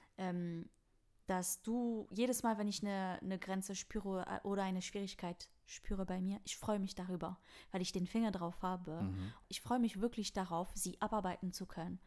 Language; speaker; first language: German; non-native, fluent; French